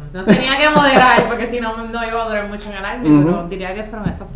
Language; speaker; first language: Spanish; native; Spanish